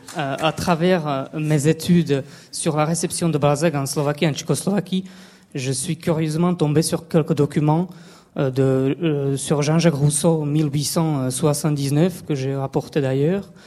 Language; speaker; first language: French; non-native, fluent; Slovak